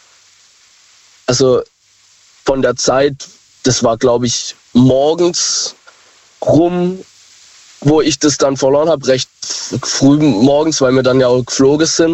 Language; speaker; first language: German; native; German